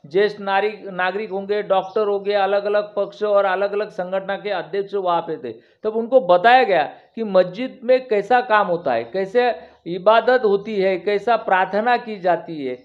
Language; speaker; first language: Hindi; non-native, local second language; Marathi